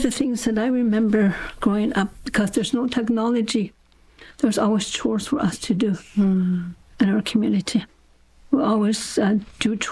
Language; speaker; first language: English; non-native, fluent; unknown